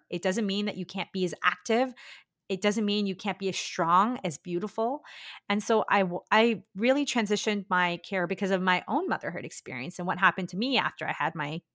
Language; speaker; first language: English; early bilingual, other home language; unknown